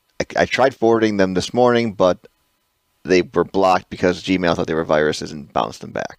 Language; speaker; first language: English; native; English